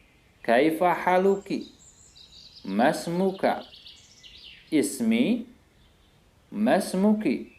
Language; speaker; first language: Arabic; non-native, fluent; Indonesian